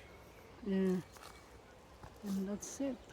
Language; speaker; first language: English; non-native, fluent; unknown